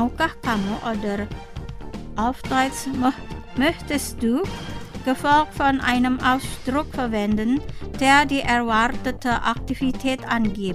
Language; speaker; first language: German; non-native, fluent; Indonesian